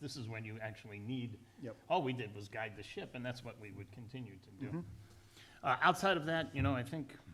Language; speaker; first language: English; native; English